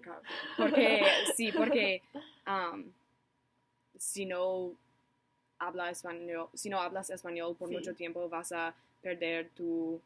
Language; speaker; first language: Spanish; non-native, learner; English